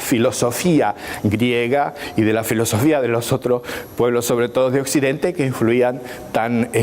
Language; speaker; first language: Spanish; native; Spanish